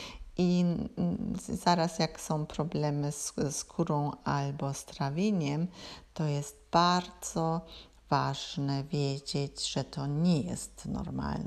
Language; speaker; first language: Polish; non-native, learner; German